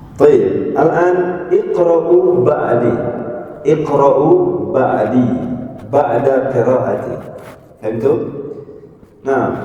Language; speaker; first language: Arabic; non-native, fluent; Indonesian